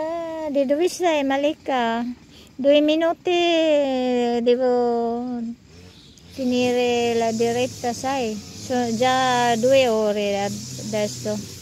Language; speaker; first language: Italian; non-native, fluent; Filipino